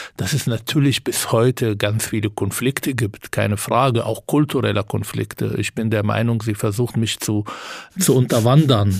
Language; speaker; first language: German; non-native, fluent; Arabic